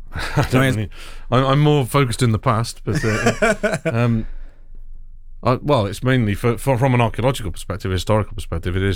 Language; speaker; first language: English; native; English